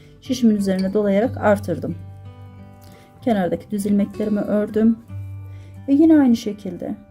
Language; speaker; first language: Turkish; native; Turkish